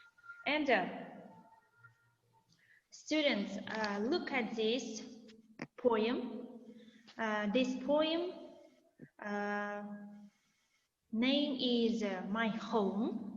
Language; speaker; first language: English; non-native, fluent; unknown